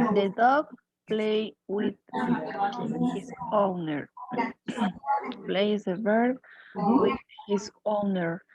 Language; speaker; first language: English; non-native, learner; Spanish